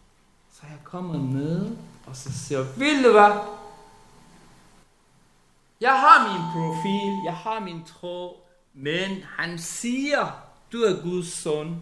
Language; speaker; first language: Danish; non-native, learner; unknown